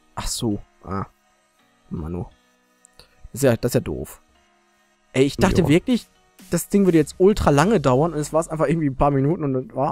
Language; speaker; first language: German; native; German